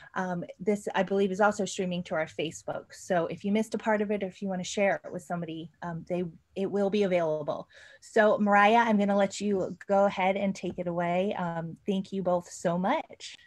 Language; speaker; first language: English; native; English